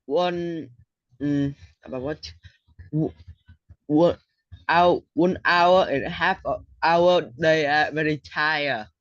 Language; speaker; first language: English; non-native, learner; Vietnamese